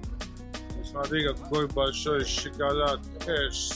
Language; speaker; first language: Russian; non-native, fluent; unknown